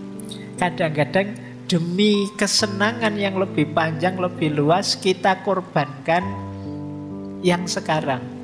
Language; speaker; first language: Indonesian; native; Indonesian